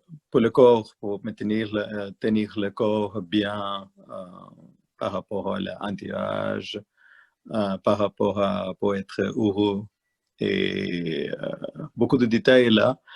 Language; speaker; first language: French; non-native, learner; Malayalam